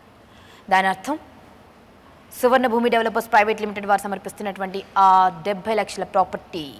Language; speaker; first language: Telugu; native; Telugu